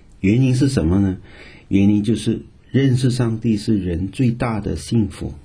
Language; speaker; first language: Chinese; native; Chinese